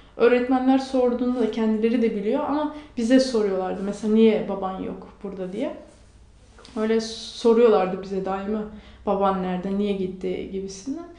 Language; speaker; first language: Turkish; non-native, local second language; Kurdish